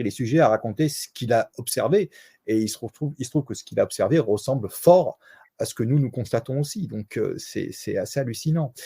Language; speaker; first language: French; native; French